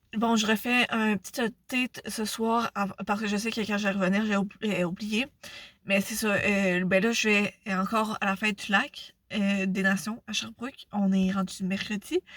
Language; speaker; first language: French; native; French